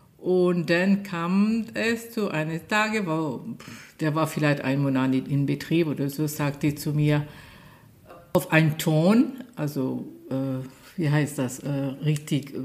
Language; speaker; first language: German; non-native, fluent; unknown